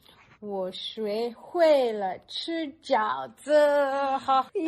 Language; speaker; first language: Chinese; non-native, learner; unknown